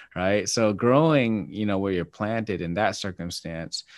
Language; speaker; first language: English; native; English